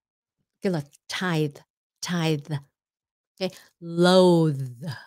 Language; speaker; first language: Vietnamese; early bilingual, heritage; Vietnamese